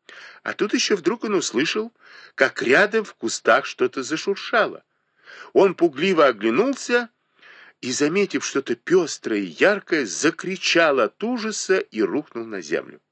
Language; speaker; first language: Russian; native; Russian